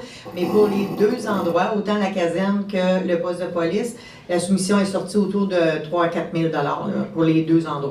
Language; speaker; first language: French; native; French